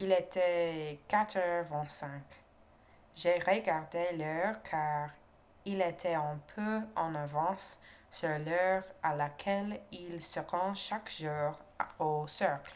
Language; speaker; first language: French; non-native, learner; English